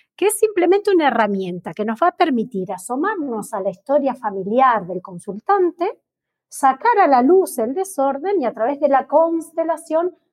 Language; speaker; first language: Spanish; native; Spanish